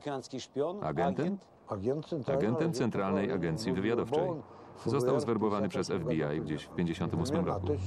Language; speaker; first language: Polish; native; Polish